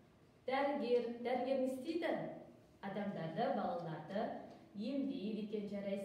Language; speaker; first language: Kazakh; native; Kazakh